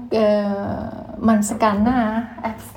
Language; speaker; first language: Swedish; non-native, learner; Thai